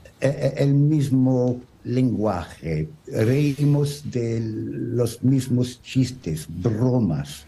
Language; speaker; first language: Spanish; non-native, learner; French